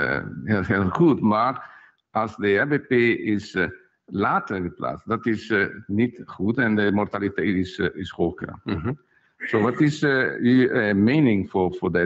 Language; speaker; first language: Dutch; non-native, fluent; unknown